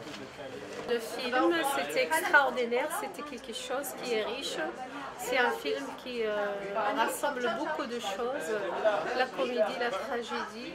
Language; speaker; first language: French; non-native, local second language; Arabic